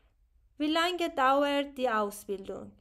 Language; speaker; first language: German; non-native, learner; Persian